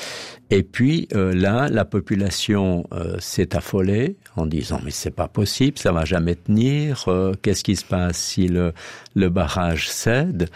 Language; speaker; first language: French; native; French